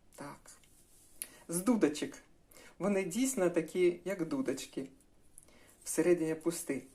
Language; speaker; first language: Ukrainian; non-native, local second language; Russian